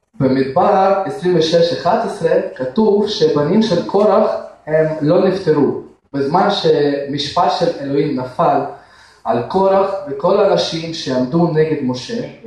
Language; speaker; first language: Hebrew; non-native, fluent; Russian